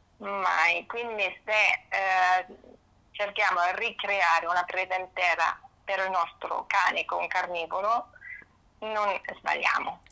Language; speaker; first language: Italian; non-native, fluent; German